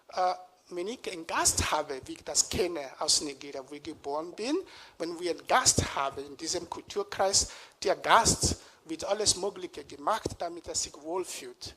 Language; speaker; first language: German; non-native, fluent; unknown